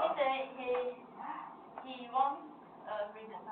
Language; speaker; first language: English; non-native, learner; Chinese